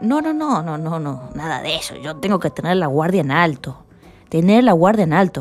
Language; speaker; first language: Spanish; native; Spanish